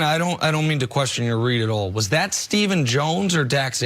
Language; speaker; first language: English; native; English